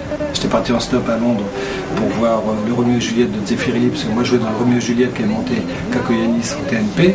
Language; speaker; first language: French; native; French